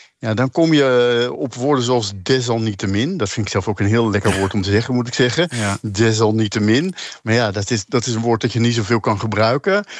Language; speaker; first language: Dutch; native; Dutch